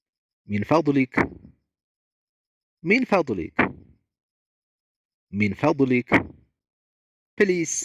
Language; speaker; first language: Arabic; non-native, fluent; Amharic